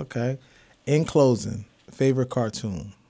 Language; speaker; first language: English; native; English